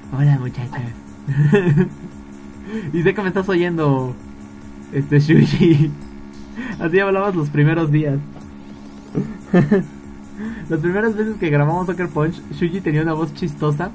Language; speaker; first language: Spanish; native; Spanish